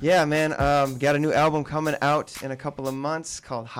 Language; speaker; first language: English; native; English